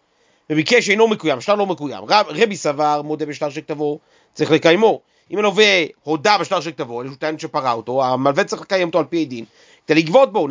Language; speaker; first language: Hebrew; native; Hebrew